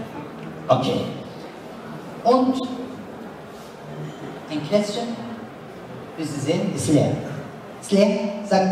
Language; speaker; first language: German; non-native, learner; Turkish